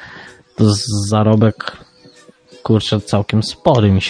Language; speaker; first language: Polish; native; Polish